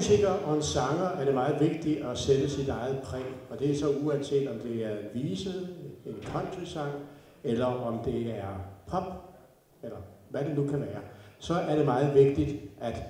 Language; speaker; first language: Danish; native; Danish